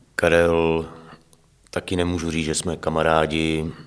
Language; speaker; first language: Czech; native; Czech